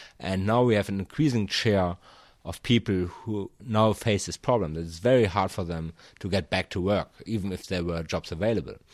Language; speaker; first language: English; non-native, fluent; German